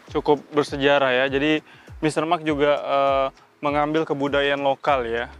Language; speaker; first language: Indonesian; native; Indonesian